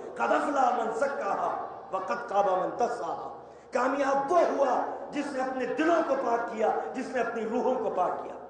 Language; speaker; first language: Urdu; native; Urdu